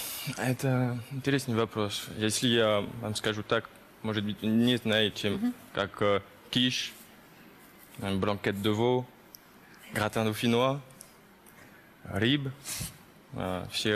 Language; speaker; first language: Russian; early bilingual, heritage; French